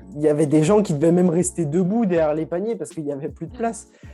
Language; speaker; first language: French; native; French